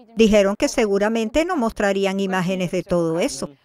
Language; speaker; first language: Spanish; non-native, fluent; Russian